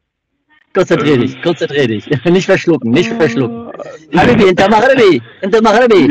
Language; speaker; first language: German; native; German